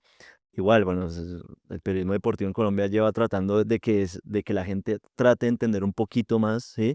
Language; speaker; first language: Spanish; native; Spanish